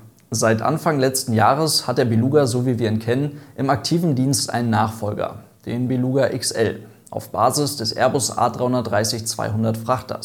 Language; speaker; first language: German; native; German